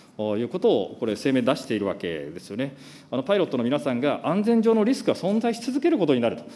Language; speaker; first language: Japanese; native; Japanese